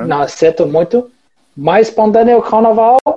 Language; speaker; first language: Portuguese; non-native, learner; English